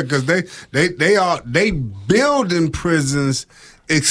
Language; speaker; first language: English; native; English